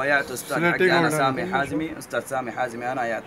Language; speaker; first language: Arabic; non-native, learner; Urdu